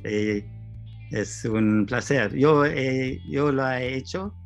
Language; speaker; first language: Spanish; non-native, learner; English